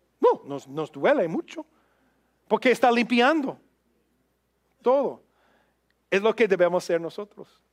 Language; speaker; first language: Spanish; non-native, fluent; English